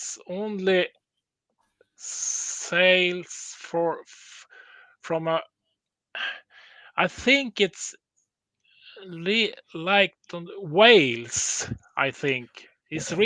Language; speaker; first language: English; non-native, learner; Swedish